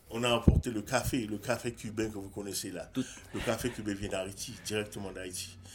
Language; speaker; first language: French; non-native, local second language; Haitian Creole